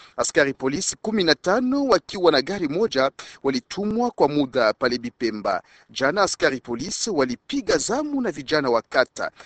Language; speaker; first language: Swahili; non-native, local second language; Luba-Lulua